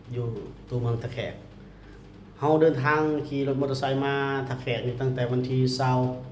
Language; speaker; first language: Lao; non-native, local second language; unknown